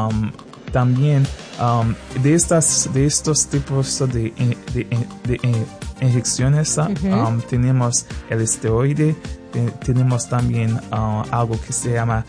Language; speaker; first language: Spanish; non-native, fluent; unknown